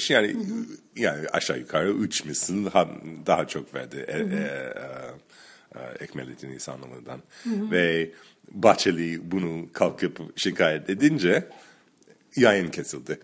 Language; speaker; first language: Turkish; non-native, fluent; English